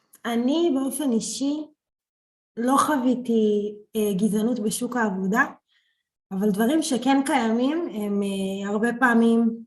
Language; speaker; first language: Hebrew; early bilingual, other home language; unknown